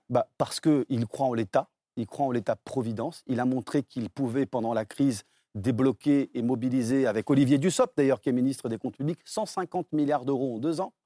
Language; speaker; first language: French; early bilingual, other home language; Portuguese